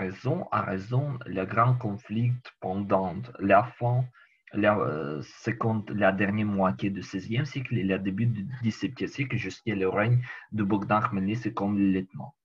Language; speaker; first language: French; non-native, learner; Ukrainian